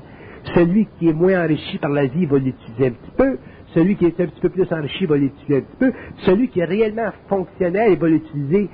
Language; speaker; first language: French; native; French